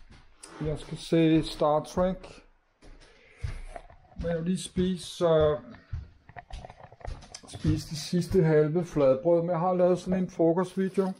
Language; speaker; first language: Danish; native; Danish